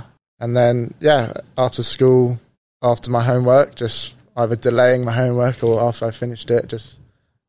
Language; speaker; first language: English; native; English